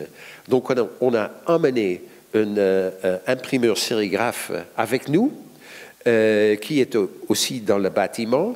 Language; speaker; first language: French; non-native, fluent; Dutch